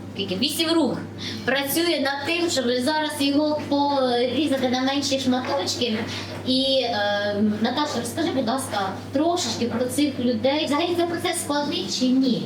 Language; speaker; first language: Ukrainian; native; Ukrainian